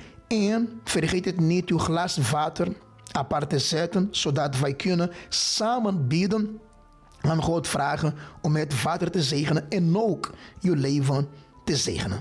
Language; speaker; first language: Dutch; non-native, fluent; Portuguese